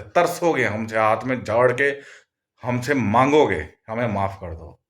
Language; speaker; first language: Hindi; non-native, local second language; Punjabi